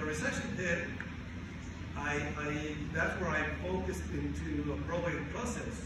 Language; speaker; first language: English; non-native, fluent; Spanish